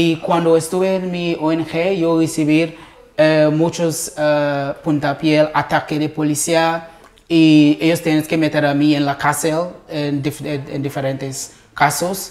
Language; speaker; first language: Spanish; non-native, learner; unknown